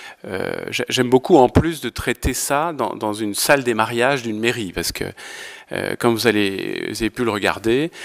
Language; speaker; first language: French; native; French